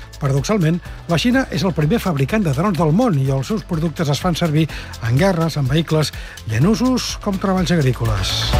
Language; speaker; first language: Catalan; native; Catalan